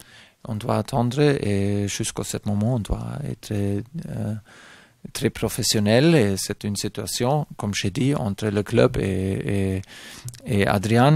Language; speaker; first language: French; non-native, fluent; German